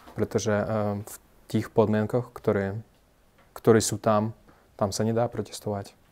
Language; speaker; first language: Slovak; non-native, fluent; Russian